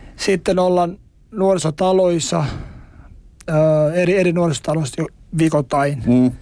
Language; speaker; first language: Finnish; non-native, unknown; Albanian